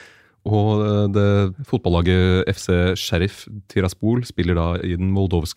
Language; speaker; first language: Norwegian; native; Norwegian